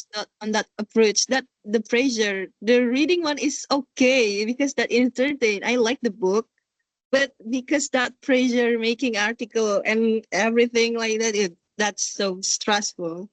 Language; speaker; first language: English; non-native, learner; Indonesian